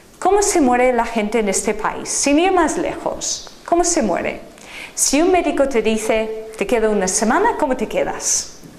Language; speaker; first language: Spanish; non-native, fluent; English